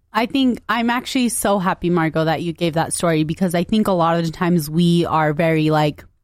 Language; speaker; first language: English; native; English